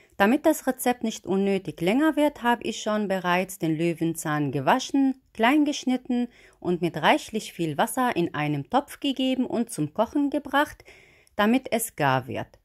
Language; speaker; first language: German; non-native, fluent; Arabic